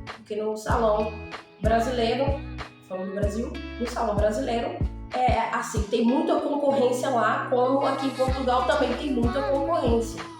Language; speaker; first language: Portuguese; native; Portuguese